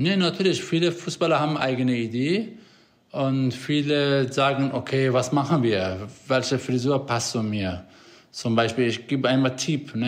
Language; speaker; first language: German; non-native, fluent; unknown